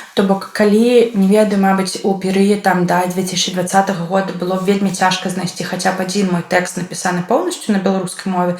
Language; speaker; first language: Belarusian; non-native, local second language; Russian